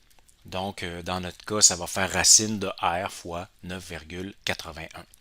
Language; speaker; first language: French; native; French